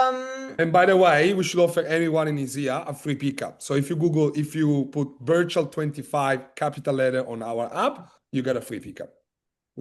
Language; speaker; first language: English; non-native, fluent; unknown